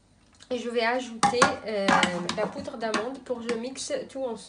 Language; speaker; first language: French; non-native, local second language; Arabic